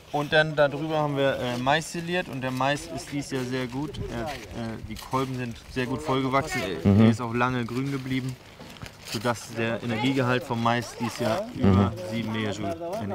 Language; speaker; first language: German; native; German